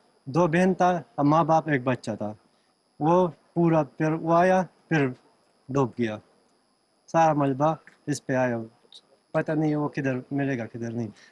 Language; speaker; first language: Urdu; non-native, local second language; Pashto